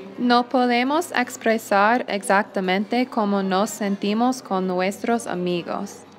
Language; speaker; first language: Spanish; non-native, fluent; English